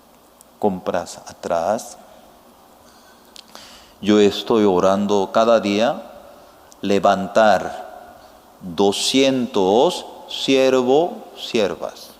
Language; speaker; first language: Spanish; non-native, fluent; Korean